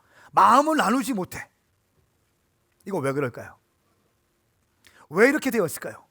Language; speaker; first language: Korean; native; Korean